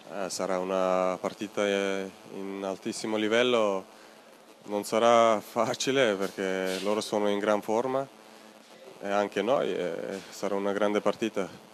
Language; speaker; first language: Italian; non-native, fluent; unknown